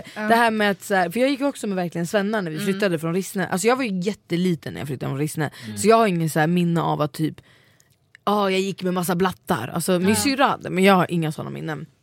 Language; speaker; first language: Swedish; early bilingual, other home language; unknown